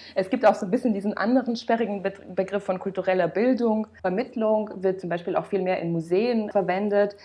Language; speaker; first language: German; non-native, fluent; Romanian